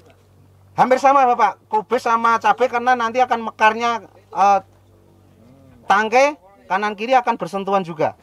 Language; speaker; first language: Indonesian; non-native, local second language; Javanese